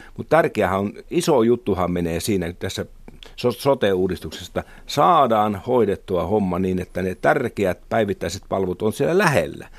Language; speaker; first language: Finnish; native; Finnish